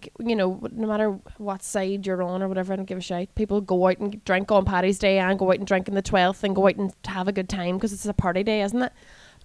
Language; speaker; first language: English; native; English